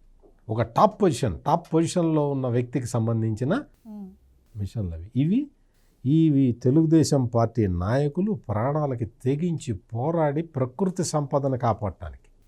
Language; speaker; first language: Telugu; native; Telugu